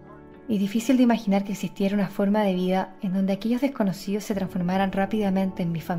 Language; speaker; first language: Spanish; native; Spanish